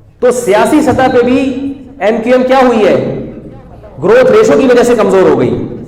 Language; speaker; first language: Urdu; native; Urdu